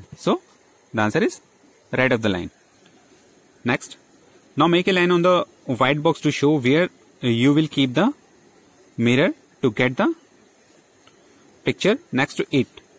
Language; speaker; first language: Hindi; native; Hindi